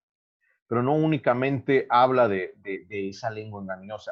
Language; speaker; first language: Spanish; native; Spanish